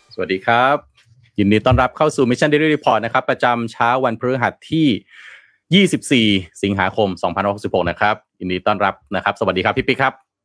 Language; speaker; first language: Thai; non-native, local second language; Lao